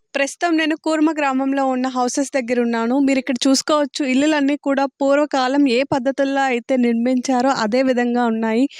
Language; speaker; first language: Telugu; native; Telugu